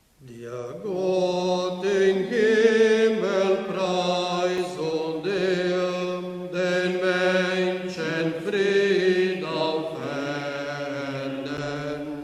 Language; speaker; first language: German; non-native, learner; Portuguese